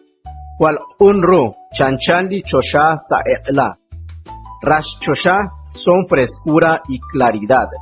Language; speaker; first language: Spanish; non-native, local second language; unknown